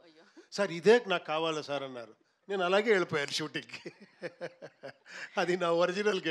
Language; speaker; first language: Telugu; non-native, fluent; Kannada